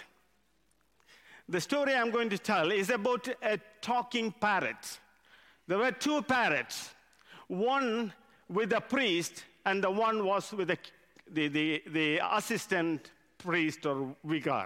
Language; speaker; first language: English; non-native, local second language; Malayalam